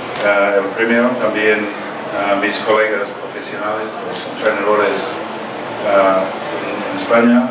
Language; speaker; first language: Spanish; non-native, fluent; English